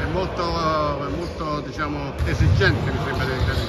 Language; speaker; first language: Italian; native; Italian